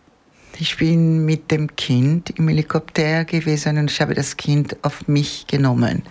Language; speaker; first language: German; non-native, fluent; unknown